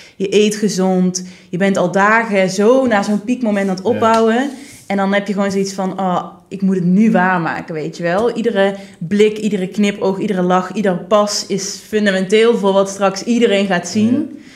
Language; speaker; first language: Dutch; non-native, local second language; Limburgish